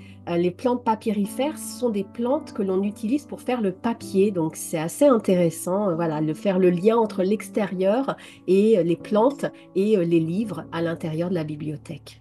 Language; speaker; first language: French; native; French